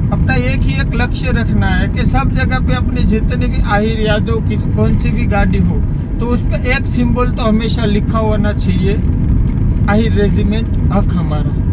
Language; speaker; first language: Hindi; non-native, local second language; Gujarati